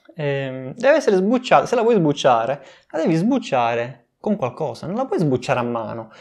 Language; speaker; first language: Italian; native; Italian